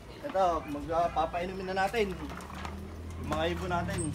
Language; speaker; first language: Filipino; native; Filipino